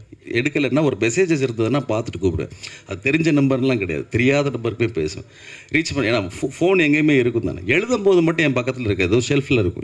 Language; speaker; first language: Tamil; native; Tamil